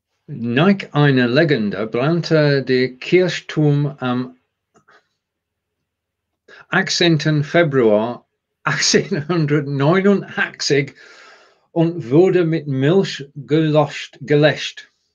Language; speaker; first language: German; non-native, learner; English